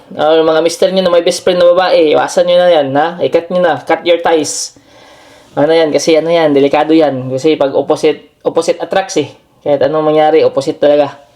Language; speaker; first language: Filipino; non-native, local second language; Cebuano